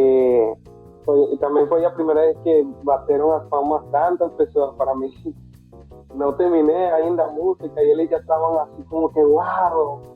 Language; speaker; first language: Portuguese; non-native, fluent; Spanish